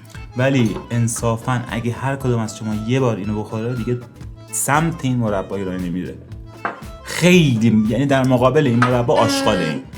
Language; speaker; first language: Persian; native; Persian